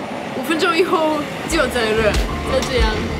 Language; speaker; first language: Chinese; non-native, fluent; Russian